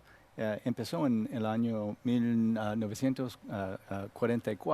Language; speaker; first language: Spanish; non-native, learner; Korean